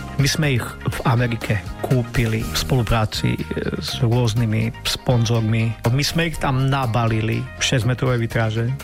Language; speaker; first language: Slovak; native; Slovak